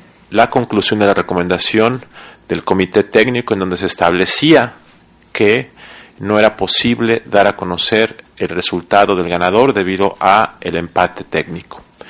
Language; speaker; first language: Spanish; native; Spanish